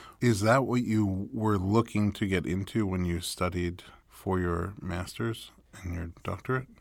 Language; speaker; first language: English; native; English